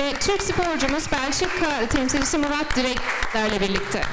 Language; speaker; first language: Turkish; native; Turkish